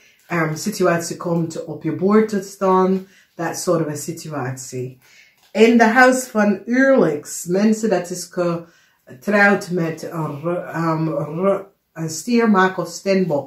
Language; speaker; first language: Dutch; non-native, fluent; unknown